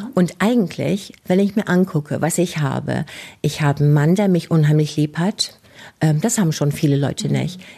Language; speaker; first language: German; non-native, fluent; English